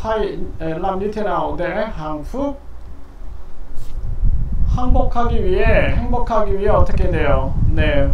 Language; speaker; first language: Korean; non-native, fluent; Vietnamese